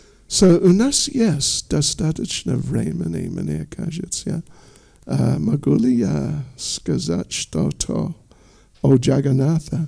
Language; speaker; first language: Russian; non-native, learner; English